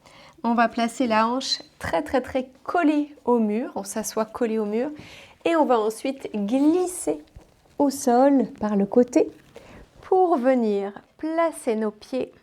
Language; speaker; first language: French; native; French